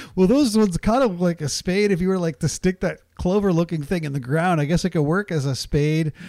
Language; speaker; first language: English; native; English